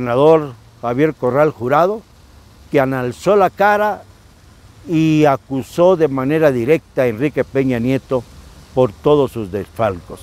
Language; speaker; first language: Spanish; native; Spanish